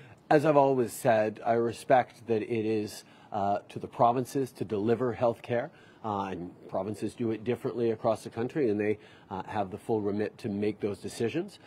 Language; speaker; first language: English; early bilingual, other home language; French